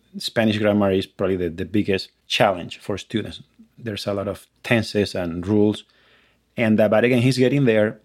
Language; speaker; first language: English; non-native, fluent; Spanish